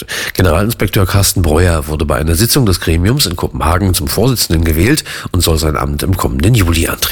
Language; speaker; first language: German; native; German